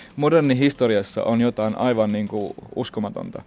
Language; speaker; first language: Finnish; non-native, fluent; Arabic